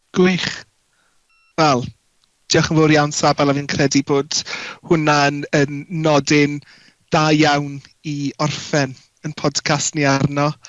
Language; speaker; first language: Welsh; native; Welsh